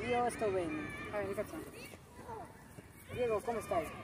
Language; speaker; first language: Italian; non-native, learner; Spanish